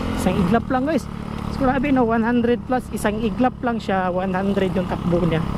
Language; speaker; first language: Filipino; non-native, local second language; Cebuano